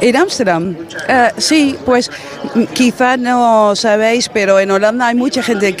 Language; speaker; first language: Spanish; non-native, fluent; Dutch